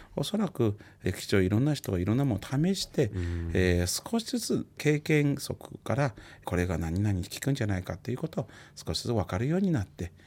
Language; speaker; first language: Japanese; non-native, fluent; Chinese